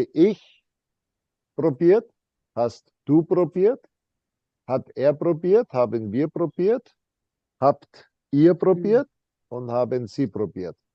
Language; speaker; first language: German; non-native, fluent; English